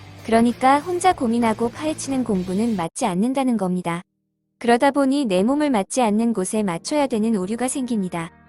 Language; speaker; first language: Korean; native; Korean